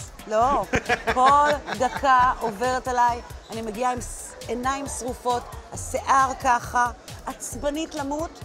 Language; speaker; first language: Hebrew; native; Hebrew